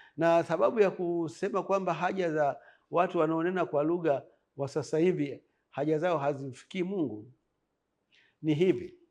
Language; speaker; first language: Swahili; native; Swahili